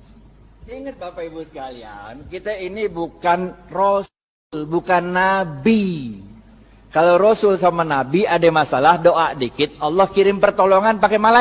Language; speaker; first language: Indonesian; native; Indonesian